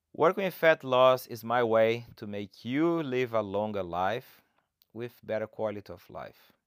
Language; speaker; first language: English; non-native, fluent; Portuguese